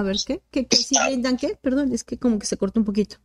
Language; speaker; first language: Spanish; native; Spanish